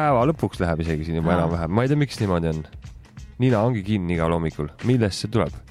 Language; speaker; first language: Estonian; native; Estonian